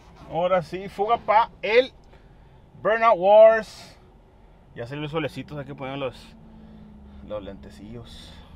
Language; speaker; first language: Spanish; early bilingual, other home language; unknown